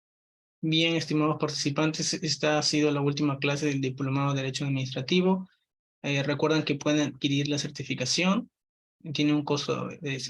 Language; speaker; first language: Spanish; native; Spanish